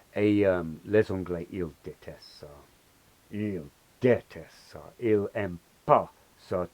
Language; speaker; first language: French; non-native, learner; English